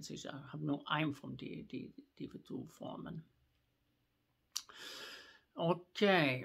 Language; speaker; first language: German; non-native, fluent; Swedish